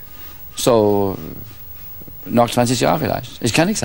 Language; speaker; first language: German; non-native, fluent; English